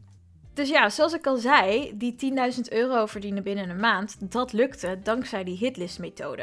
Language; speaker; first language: Dutch; native; Dutch